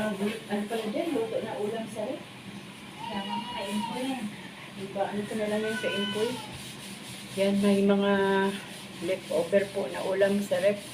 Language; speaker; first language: Filipino; native; Filipino